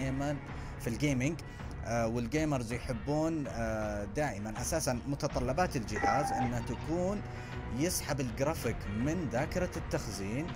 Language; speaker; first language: Arabic; native; Arabic